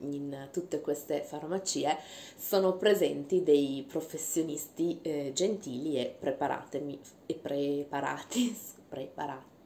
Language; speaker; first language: Italian; native; Italian